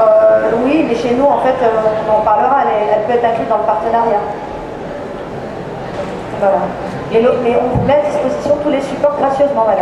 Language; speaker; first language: French; native; French